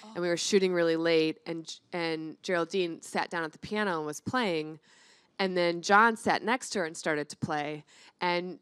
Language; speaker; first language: English; native; English